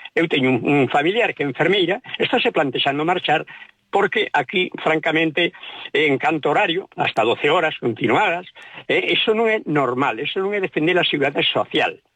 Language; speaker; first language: Galician; native; Galician